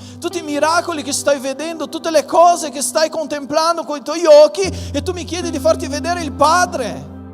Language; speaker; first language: Italian; non-native, fluent; Portuguese